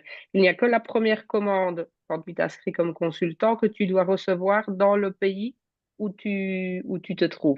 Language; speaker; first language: French; native; French